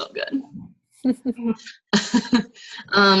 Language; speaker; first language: English; native; English